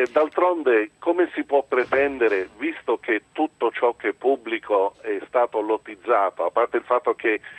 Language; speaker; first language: Italian; early bilingual, other home language; English